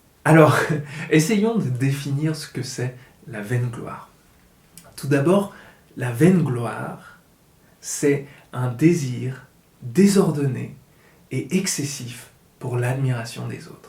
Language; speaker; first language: French; native; French